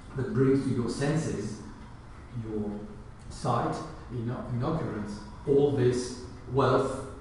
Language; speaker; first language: English; non-native, fluent; French